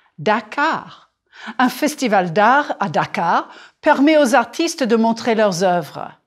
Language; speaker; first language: French; non-native, fluent; English